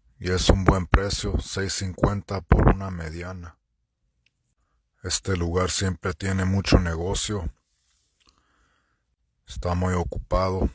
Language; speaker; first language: Spanish; early bilingual, heritage; Spanish